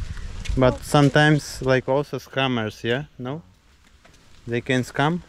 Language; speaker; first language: English; non-native, learner; Russian